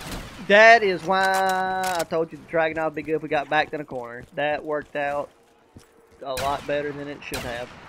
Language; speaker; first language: English; native; English